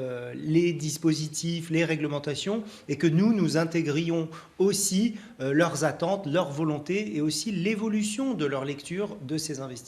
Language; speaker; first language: French; native; French